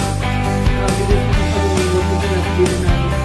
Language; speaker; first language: Filipino; native; Filipino